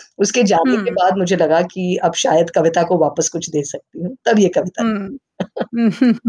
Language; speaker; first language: Hindi; native; Hindi